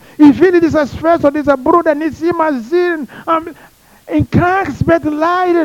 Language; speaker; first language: German; non-native, learner; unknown